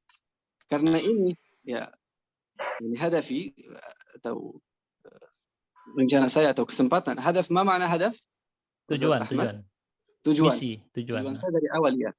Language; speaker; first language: Indonesian; non-native, learner; Persian